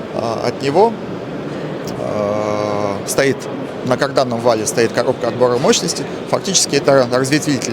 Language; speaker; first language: Russian; native; Russian